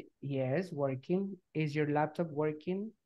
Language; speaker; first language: English; non-native, fluent; Spanish